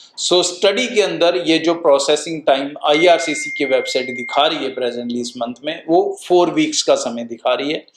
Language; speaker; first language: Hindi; non-native, local second language; Punjabi